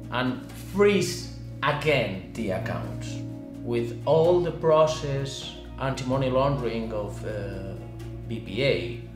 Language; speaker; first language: English; non-native, learner; Spanish